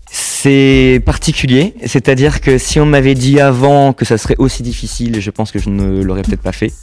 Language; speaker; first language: French; native; French